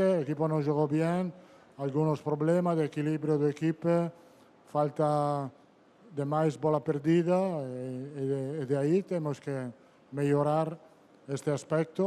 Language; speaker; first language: Portuguese; non-native, fluent; Italian